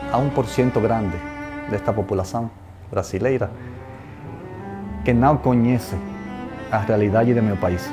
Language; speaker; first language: Portuguese; non-native, fluent; Spanish